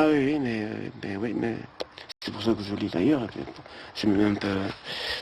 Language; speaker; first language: French; native; French